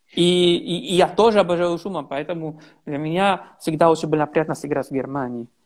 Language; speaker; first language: Russian; non-native, learner; Italian